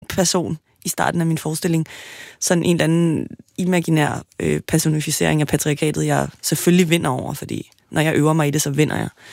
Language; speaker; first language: Danish; native; Danish